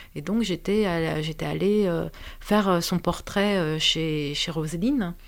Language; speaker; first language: French; non-native, fluent; Romanian